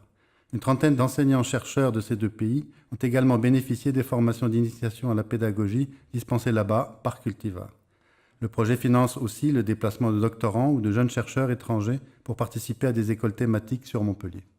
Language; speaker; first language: French; native; French